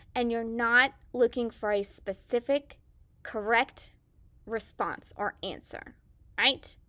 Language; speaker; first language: English; native; English